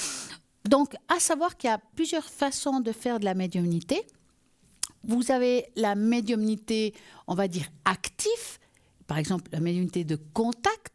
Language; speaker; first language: French; native; French